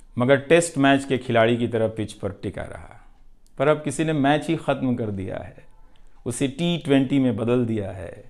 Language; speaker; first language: Hindi; non-native, local second language; Bhojpuri